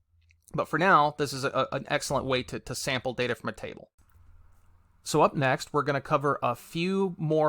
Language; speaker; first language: English; native; English